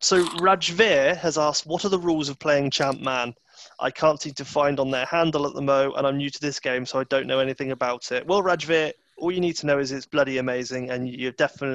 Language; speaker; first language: English; native; English